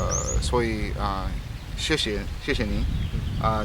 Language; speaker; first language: Chinese; non-native, learner; English